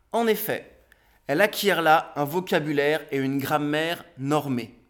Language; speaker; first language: French; native; French